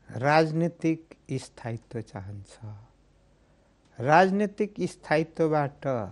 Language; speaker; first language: Nepali; native; Nepali